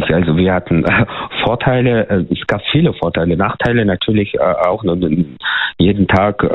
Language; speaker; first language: German; non-native, fluent; Mongolian